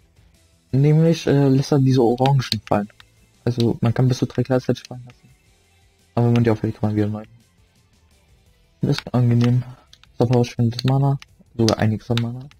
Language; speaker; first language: German; native; German